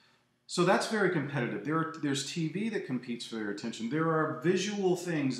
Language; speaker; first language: English; native; English